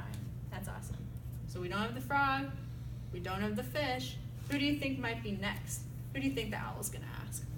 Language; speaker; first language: English; native; English